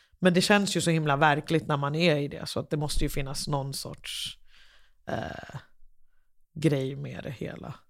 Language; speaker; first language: Swedish; early bilingual, other home language; English